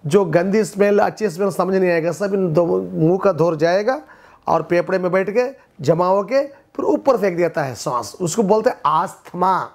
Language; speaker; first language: Hindi; non-native, local second language; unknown